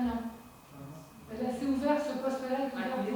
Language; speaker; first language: French; native; French